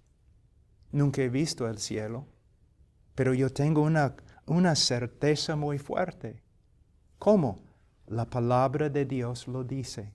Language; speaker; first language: Spanish; non-native, fluent; English